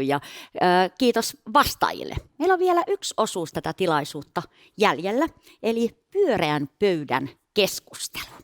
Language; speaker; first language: Finnish; native; Finnish